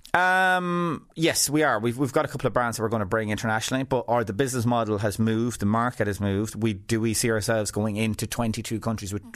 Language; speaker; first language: English; native; English